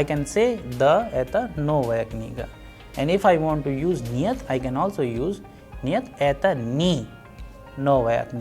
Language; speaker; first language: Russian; non-native, fluent; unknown